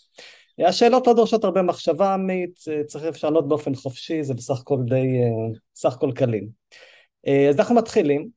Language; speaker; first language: Hebrew; native; Hebrew